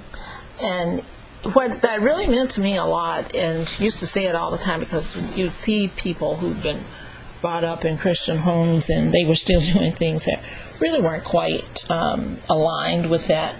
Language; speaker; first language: English; native; English